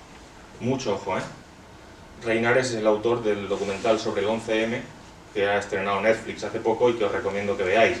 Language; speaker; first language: Spanish; native; Spanish